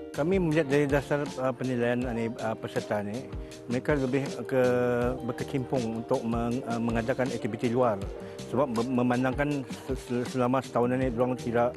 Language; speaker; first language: Malay; native; Malay